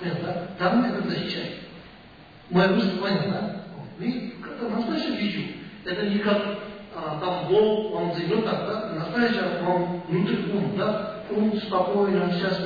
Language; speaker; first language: Russian; non-native, learner; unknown